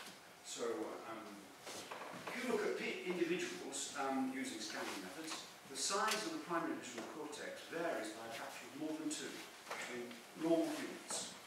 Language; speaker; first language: English; native; English